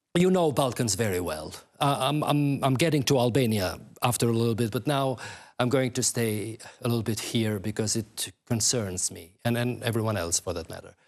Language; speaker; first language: English; non-native, fluent; Albanian